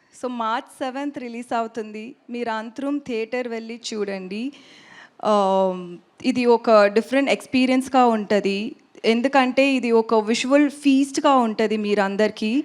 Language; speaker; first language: Telugu; non-native, learner; Tamil